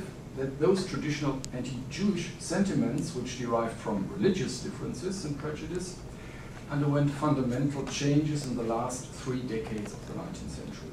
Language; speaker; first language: English; non-native, fluent; German